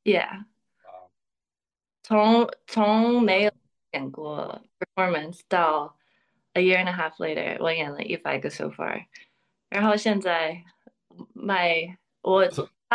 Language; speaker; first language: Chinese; early bilingual, other home language; English